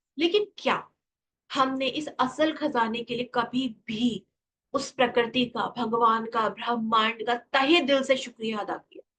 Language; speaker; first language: Hindi; native; Hindi